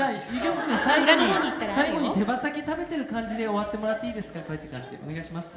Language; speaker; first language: Japanese; native; Japanese